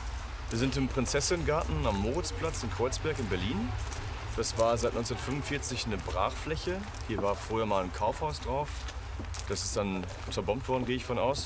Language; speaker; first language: German; native; German